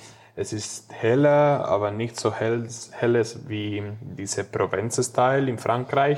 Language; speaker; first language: German; non-native, learner; Spanish